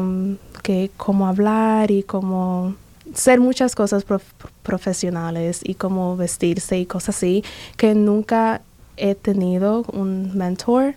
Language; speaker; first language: Spanish; early bilingual, other home language; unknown